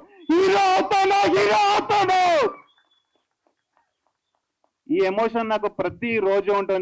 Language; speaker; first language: Telugu; native; Telugu